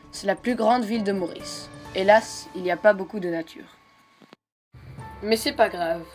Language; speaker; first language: French; non-native, learner; Dutch